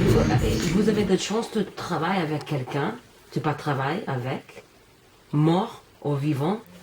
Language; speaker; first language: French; non-native, learner; English